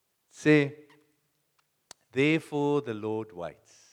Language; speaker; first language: English; non-native, local second language; Afrikaans